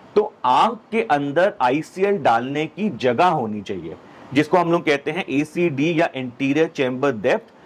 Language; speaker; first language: Hindi; native; Hindi